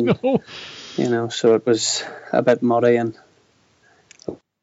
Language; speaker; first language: English; native; English